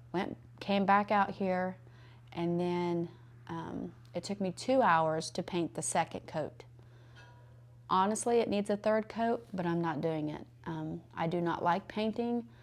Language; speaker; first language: English; native; English